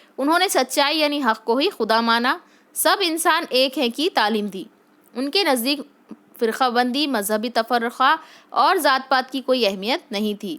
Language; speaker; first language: Urdu; native; Urdu